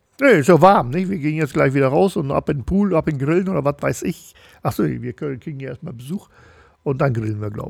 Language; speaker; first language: German; native; German